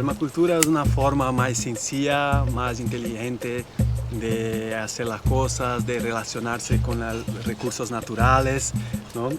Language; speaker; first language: Spanish; non-native, fluent; Portuguese